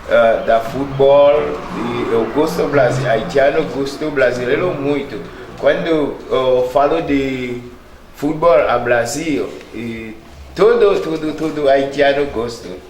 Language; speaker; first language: Portuguese; non-native, learner; Haitian Creole